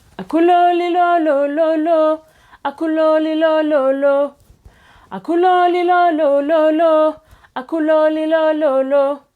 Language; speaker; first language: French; early bilingual, other home language; Lingala